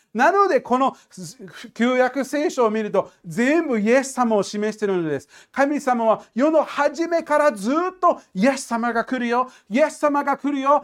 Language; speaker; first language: Japanese; non-native, fluent; English